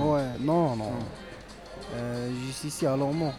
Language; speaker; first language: French; non-native, local second language; Arabic